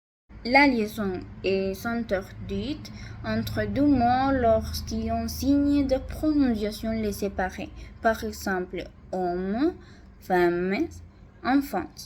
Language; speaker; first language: French; non-native, learner; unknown